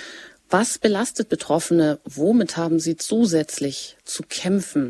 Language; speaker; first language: German; native; German